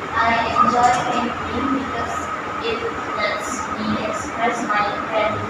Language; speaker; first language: English; non-native, learner; Indonesian